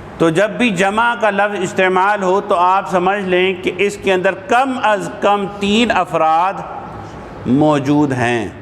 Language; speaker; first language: Urdu; native; Urdu